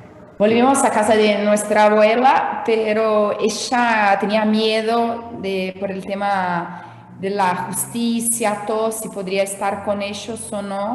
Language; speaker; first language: Spanish; non-native, fluent; Portuguese